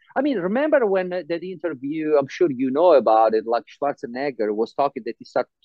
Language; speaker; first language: English; non-native, fluent; Italian